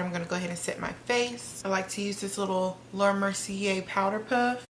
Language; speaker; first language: English; native; English